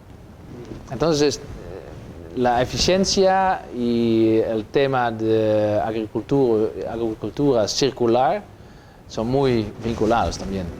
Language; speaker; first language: Spanish; non-native, fluent; Dutch